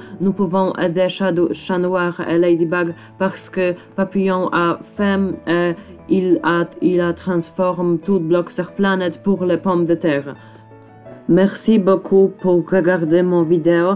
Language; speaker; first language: French; non-native, learner; Polish